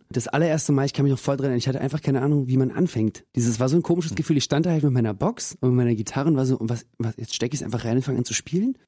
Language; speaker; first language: German; early bilingual, other home language; Russian